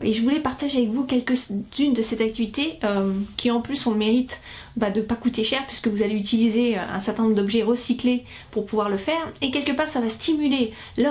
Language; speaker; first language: French; native; French